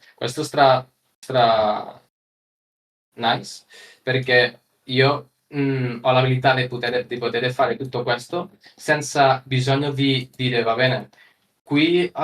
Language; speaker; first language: Italian; non-native, learner; Spanish